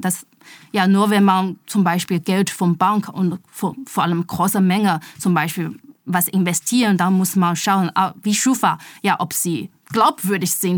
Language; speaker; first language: German; non-native, fluent; Chinese